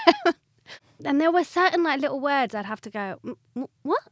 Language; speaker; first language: English; native; English